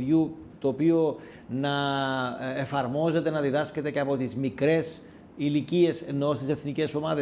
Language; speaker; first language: Greek; native; Greek